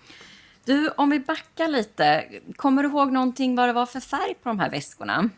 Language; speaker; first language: Swedish; native; Swedish